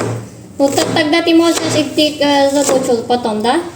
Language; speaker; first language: Russian; non-native, learner; Filipino